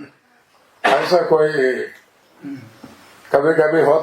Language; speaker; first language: Hindi; non-native, learner; Nepali